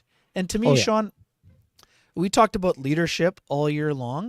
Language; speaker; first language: English; native; English